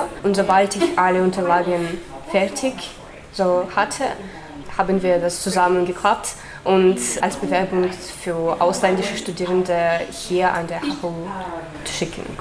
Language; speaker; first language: German; non-native, fluent; Ukrainian